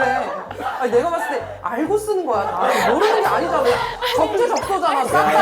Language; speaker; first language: Korean; native; Korean